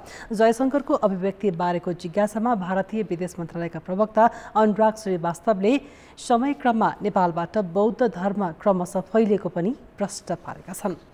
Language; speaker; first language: Nepali; native; Nepali